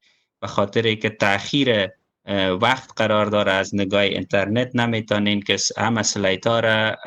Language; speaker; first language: Persian; native; Persian